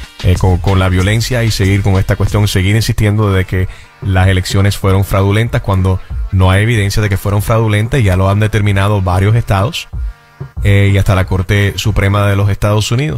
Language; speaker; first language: Spanish; native; Spanish